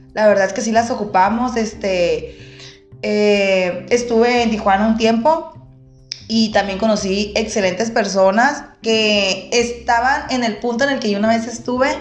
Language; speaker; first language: Spanish; native; Spanish